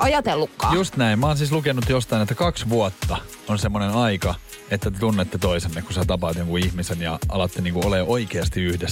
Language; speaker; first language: Finnish; native; Finnish